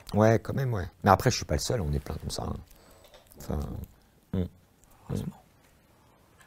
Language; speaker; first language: French; native; French